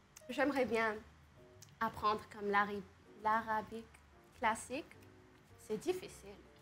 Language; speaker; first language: French; early bilingual, heritage; French